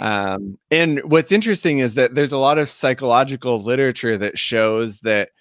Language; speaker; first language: English; native; English